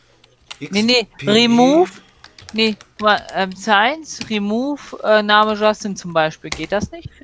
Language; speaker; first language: German; native; German